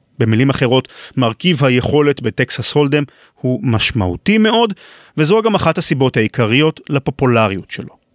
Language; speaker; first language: Hebrew; native; Hebrew